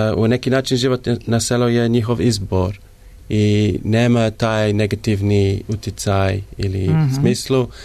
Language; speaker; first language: Serbian; non-native, learner; English